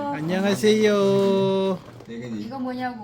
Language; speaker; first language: Korean; non-native, learner; Vietnamese